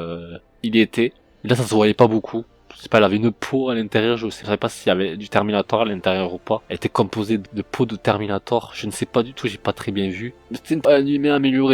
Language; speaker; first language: French; native; French